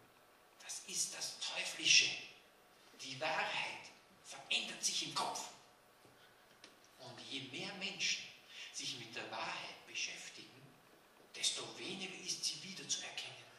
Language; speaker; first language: German; native; German